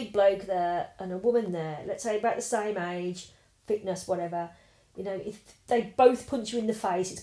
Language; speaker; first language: English; native; English